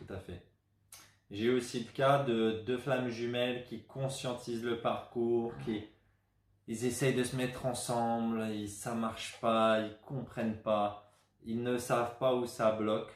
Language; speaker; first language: French; native; French